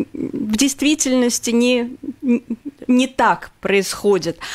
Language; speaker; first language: Russian; native; Russian